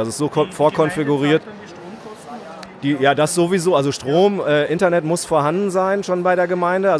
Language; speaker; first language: German; native; German